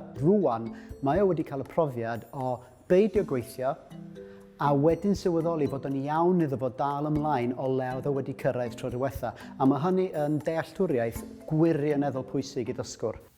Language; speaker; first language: Welsh; native; Welsh